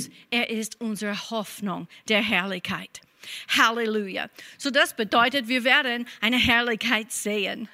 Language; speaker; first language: German; non-native, fluent; English